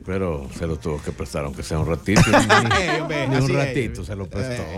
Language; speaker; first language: Spanish; native; Spanish